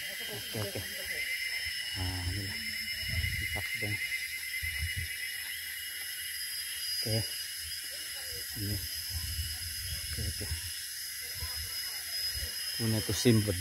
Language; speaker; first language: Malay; non-native, local second language; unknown